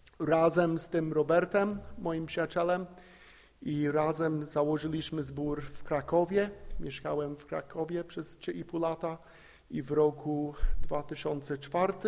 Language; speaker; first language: Polish; non-native, fluent; English